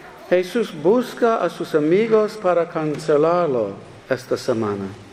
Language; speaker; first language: Spanish; non-native, learner; English